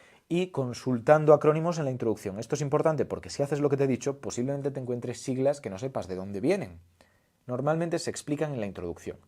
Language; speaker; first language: Spanish; native; Spanish